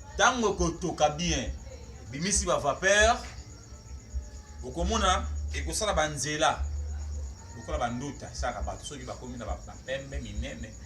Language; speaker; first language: Lingala; non-native, local second language; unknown